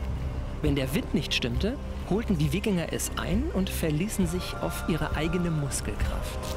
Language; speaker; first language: German; native; German